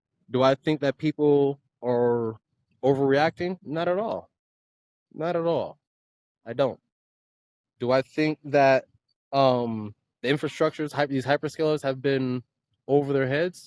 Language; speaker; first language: English; native; English